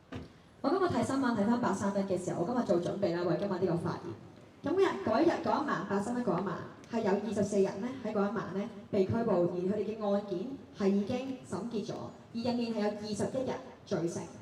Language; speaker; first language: Cantonese; native; Cantonese